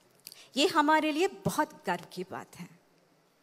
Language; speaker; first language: Hindi; non-native, fluent; Sinhala